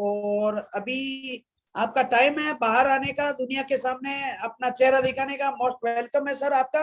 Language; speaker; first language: Hindi; native; Hindi